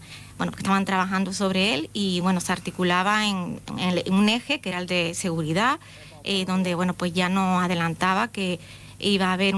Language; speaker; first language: Spanish; native; Spanish